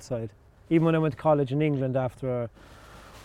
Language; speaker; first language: English; native; English